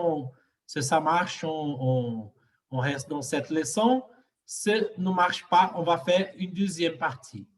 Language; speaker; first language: French; non-native, fluent; Portuguese